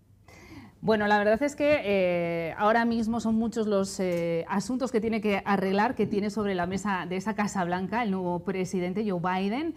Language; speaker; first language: Spanish; native; Spanish